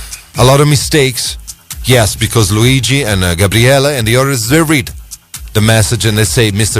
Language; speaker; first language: English; non-native, fluent; Italian